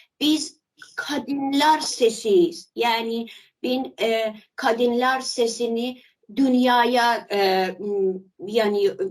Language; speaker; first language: Turkish; non-native, learner; Persian